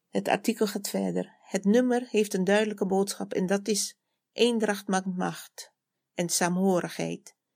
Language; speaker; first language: Dutch; native; Dutch